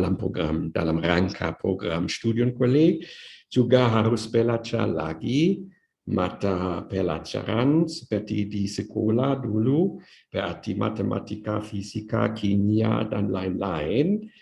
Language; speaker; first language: Indonesian; non-native, fluent; German